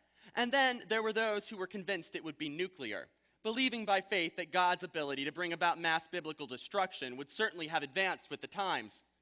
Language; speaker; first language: English; native; English